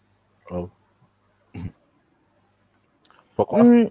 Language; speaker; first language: French; non-native, learner; English